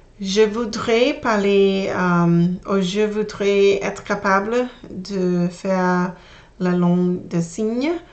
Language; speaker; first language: French; non-native, learner; English